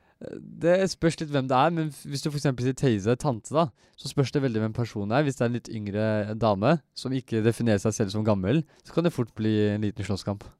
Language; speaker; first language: Norwegian; early bilingual, other home language; Turkish